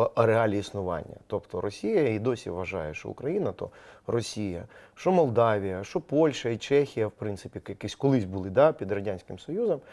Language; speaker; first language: Ukrainian; non-native, local second language; Russian